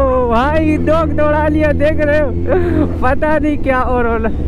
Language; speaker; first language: Hindi; native; Hindi